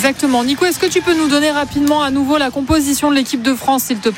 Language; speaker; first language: French; native; French